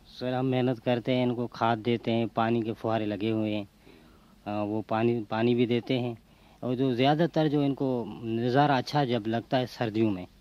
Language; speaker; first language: Urdu; non-native, local second language; Sindhi